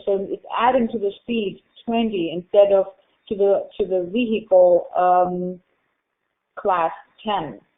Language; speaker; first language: English; non-native, fluent; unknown